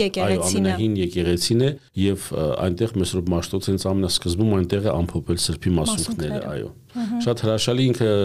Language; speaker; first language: Armenian; native; Armenian